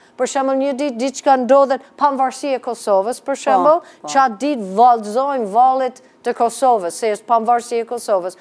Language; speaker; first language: Albanian; non-native, fluent; English